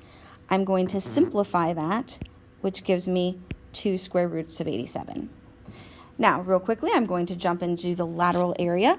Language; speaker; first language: English; native; English